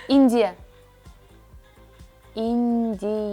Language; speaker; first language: Russian; non-native, local second language; Tatar